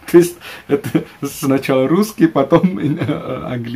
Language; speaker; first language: Russian; non-native, fluent; Indonesian